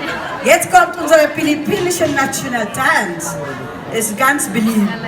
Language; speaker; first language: German; non-native, learner; Filipino